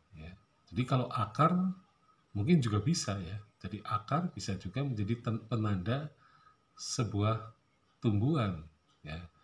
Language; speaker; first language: Indonesian; non-native, local second language; Javanese